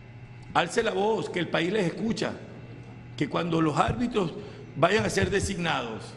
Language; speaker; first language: Spanish; native; Spanish